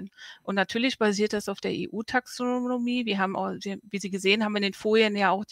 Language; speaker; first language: German; native; German